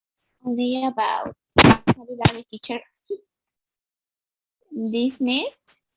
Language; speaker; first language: English; non-native, learner; Spanish